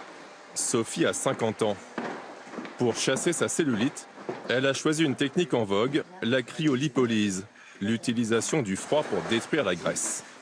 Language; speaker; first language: French; native; French